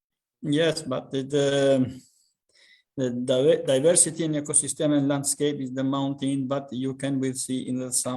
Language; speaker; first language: English; non-native, learner; Albanian